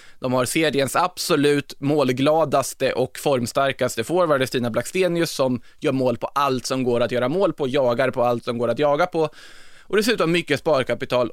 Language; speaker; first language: Swedish; native; Swedish